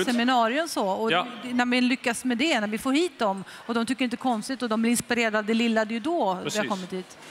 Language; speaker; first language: Swedish; native; Swedish